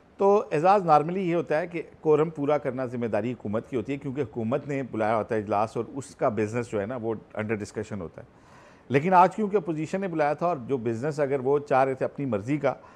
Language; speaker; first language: Urdu; native; Urdu